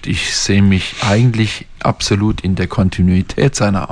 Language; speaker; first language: German; native; German